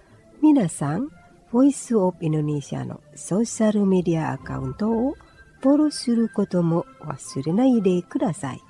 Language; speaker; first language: Japanese; non-native, fluent; Indonesian